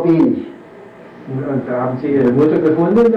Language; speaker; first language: German; non-native, fluent; English